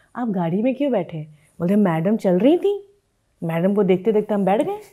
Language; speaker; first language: Hindi; native; Hindi